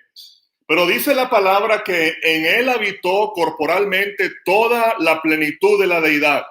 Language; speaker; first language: Spanish; native; Spanish